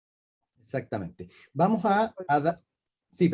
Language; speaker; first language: Spanish; native; Spanish